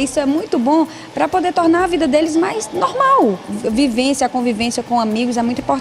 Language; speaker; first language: Portuguese; native; Portuguese